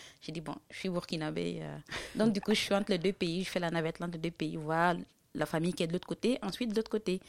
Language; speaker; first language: French; non-native, local second language; Dyula